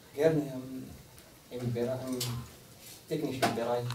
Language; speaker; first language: German; non-native, learner; Arabic